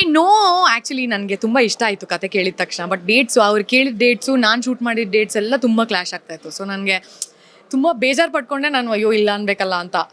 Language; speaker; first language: Kannada; native; Kannada